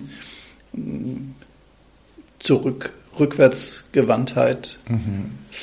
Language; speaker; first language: German; native; German